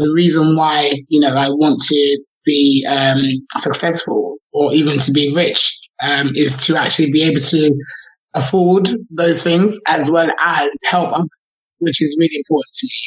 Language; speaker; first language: English; native; English